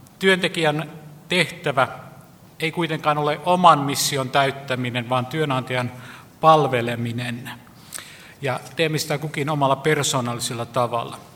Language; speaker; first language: Finnish; native; Finnish